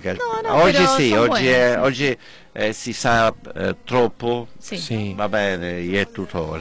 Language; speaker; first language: Italian; non-native, learner; Spanish